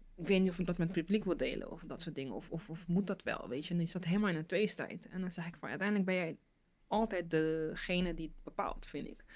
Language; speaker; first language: Dutch; native; Dutch